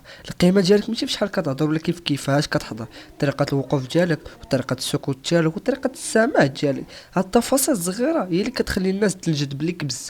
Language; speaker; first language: Arabic; native; Arabic